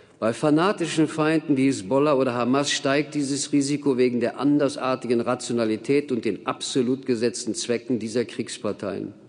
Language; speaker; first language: German; native; German